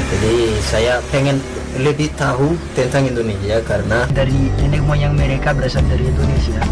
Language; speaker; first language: Indonesian; non-native, fluent; Malagasy